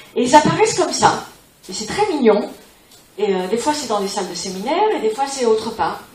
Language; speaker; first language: French; non-native, fluent; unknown